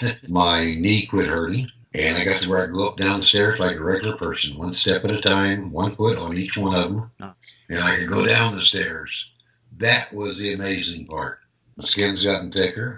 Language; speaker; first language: English; native; English